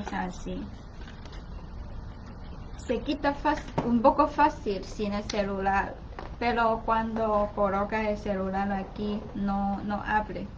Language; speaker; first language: Spanish; non-native, learner; Chinese